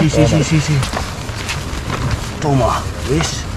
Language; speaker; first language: Spanish; non-native, learner; Filipino